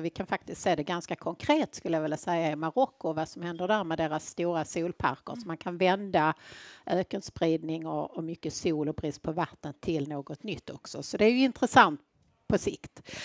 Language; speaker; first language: Swedish; native; Swedish